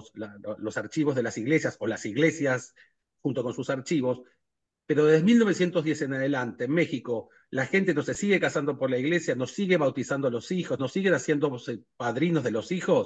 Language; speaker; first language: Spanish; native; Spanish